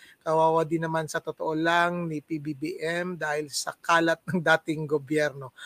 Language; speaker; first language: Filipino; non-native, local second language; Cebuano